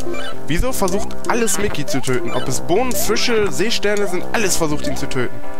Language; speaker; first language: German; native; German